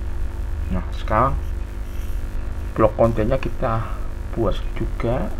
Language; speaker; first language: Indonesian; native; Indonesian